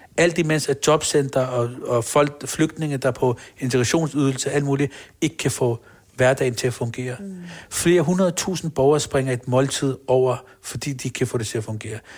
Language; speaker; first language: Danish; early bilingual, other home language; Urdu